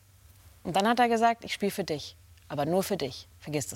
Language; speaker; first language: German; native; German